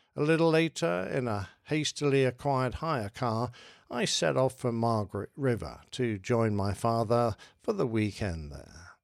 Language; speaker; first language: English; native; English